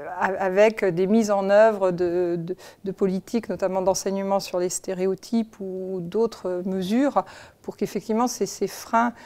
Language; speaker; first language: French; native; French